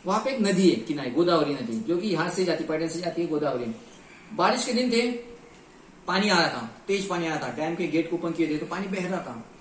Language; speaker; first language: Hindi; non-native, local second language; Marathi